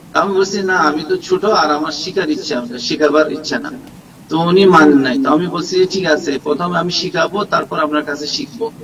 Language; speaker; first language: Bangla; early bilingual, heritage; Bangla